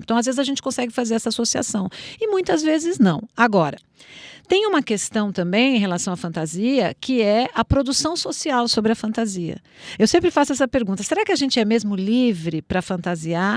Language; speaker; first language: Portuguese; native; Portuguese